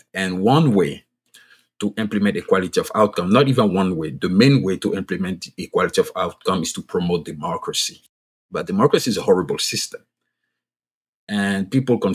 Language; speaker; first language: English; non-native, fluent; French